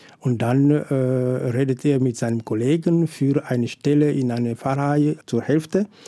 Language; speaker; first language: German; non-native, fluent; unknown